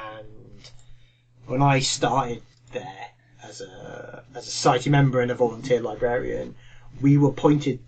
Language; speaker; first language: English; native; English